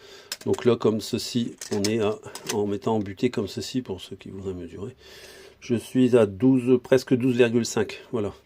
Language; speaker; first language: French; native; French